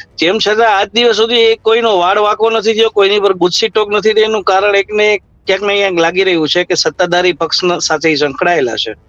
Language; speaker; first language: Gujarati; native; Gujarati